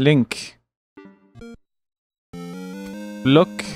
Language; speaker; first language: Arabic; native; Arabic